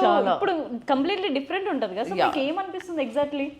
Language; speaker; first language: Telugu; native; Telugu